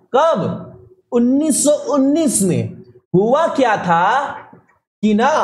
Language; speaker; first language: Hindi; native; Hindi